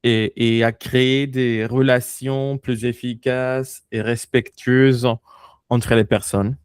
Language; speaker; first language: French; non-native, fluent; Spanish